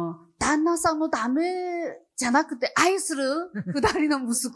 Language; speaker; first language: Japanese; non-native, fluent; Chinese